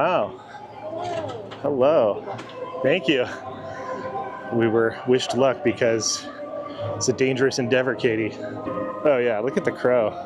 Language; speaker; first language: English; native; English